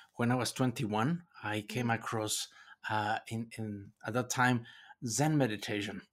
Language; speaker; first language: English; non-native, fluent; Spanish